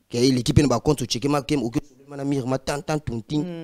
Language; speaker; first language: French; non-native, local second language; Lingala